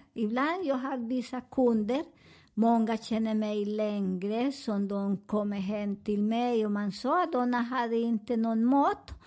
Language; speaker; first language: Swedish; non-native, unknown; Spanish